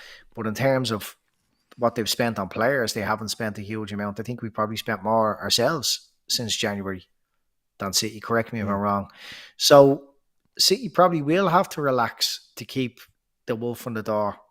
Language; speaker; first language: English; native; English